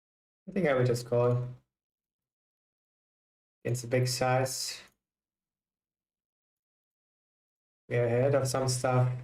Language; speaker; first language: English; non-native, fluent; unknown